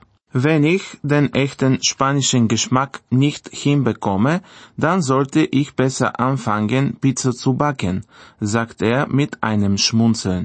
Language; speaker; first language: German; non-native, fluent; Bulgarian